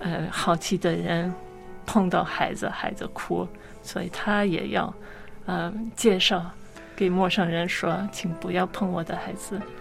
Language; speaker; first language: Chinese; non-native, fluent; English